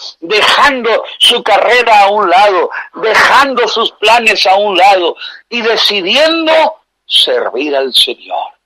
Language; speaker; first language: Spanish; native; Spanish